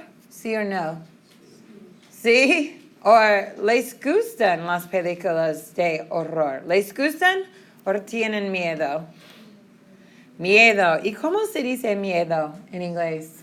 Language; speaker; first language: Spanish; non-native, fluent; English